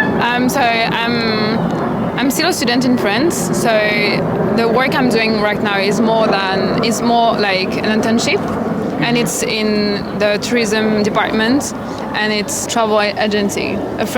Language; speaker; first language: English; non-native, fluent; French